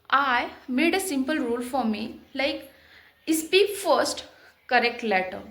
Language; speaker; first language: English; non-native, fluent; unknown